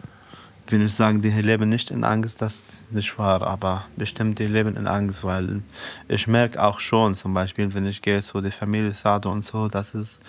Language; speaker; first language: German; non-native, fluent; Arabic